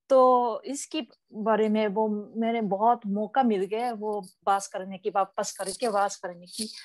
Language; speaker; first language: Hindi; non-native, learner; Japanese